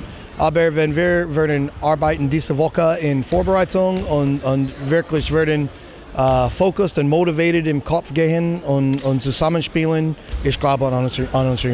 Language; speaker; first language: German; non-native, learner; English